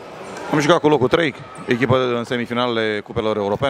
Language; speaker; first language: Romanian; native; Romanian